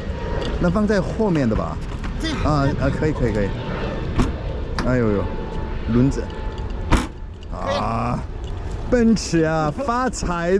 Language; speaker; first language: Chinese; non-native, fluent; Korean